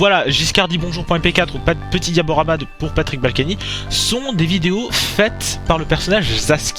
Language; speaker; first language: French; native; French